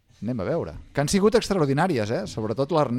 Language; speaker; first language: Catalan; native; Catalan